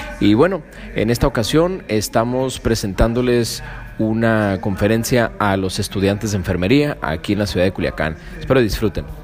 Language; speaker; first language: Spanish; early bilingual, heritage; Spanish